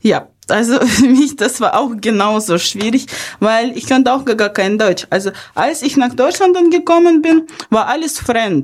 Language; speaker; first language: German; early bilingual, other home language; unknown